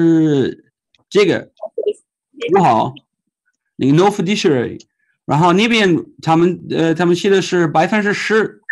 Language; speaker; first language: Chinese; non-native, fluent; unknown